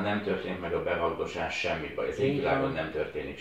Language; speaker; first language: Hungarian; native; Hungarian